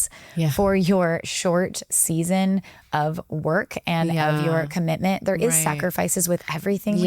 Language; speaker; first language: English; native; English